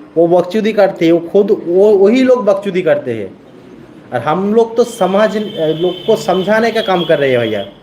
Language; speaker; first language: Hindi; non-native, local second language; Bangla